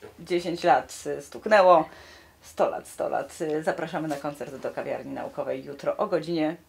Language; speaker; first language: Polish; native; Polish